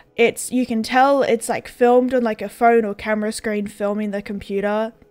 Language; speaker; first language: English; native; English